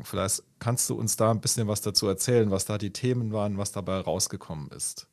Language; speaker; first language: German; native; German